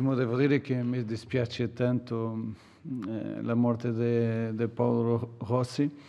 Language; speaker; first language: Italian; non-native, fluent; Portuguese